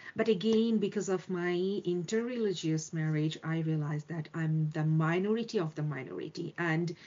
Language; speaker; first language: English; non-native, local second language; Bangla